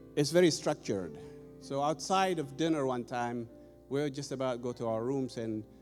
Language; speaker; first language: English; non-native, fluent; Amharic